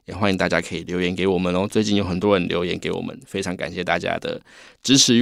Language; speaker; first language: Chinese; native; Chinese